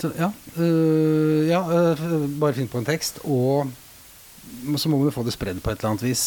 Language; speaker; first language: Norwegian; native; Norwegian